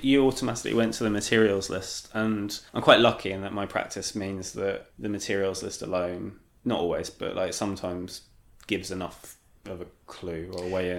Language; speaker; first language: English; native; English